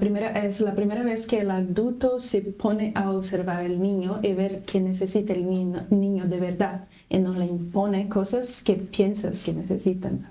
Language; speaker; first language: Spanish; non-native, fluent; Portuguese